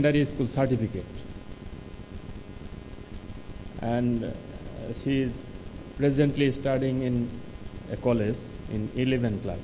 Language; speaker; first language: English; non-native, local second language; Bangla